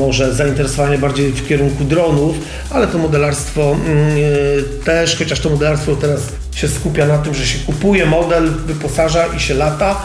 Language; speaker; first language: Polish; native; Polish